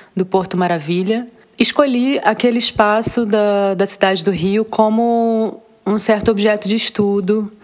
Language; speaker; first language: Portuguese; native; Portuguese